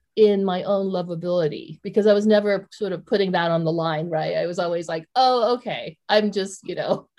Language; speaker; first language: English; early bilingual, other home language; Vietnamese